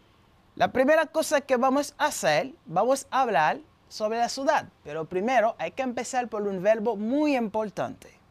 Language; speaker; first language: Spanish; non-native, fluent; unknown